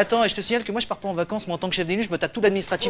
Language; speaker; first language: French; native; French